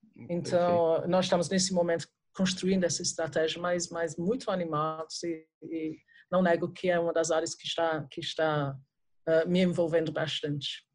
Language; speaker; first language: Portuguese; non-native, fluent; English